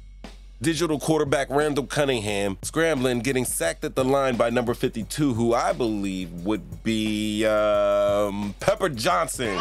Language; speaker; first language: English; native; English